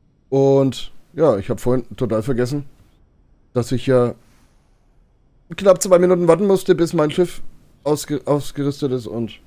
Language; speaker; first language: German; native; German